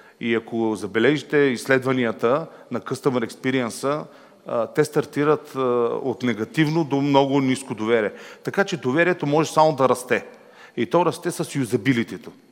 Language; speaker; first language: Bulgarian; native; Bulgarian